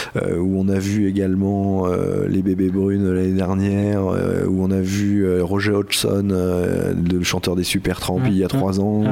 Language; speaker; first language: French; native; French